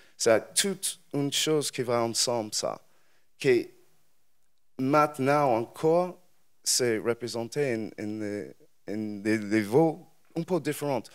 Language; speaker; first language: French; non-native, learner; English